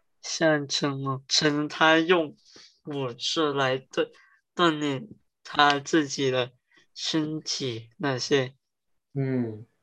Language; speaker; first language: Chinese; early bilingual, heritage; Chinese